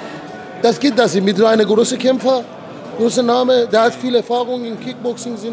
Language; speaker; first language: German; non-native, fluent; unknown